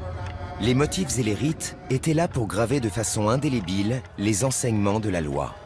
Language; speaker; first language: French; native; French